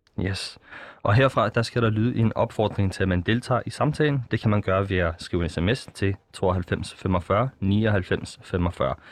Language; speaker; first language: Danish; early bilingual, other home language; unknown